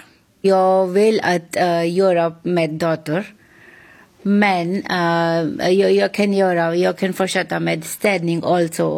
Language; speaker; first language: Swedish; non-native, learner; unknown